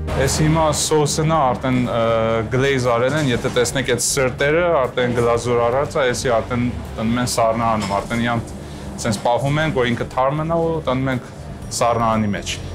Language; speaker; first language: Armenian; early bilingual, heritage; Armenian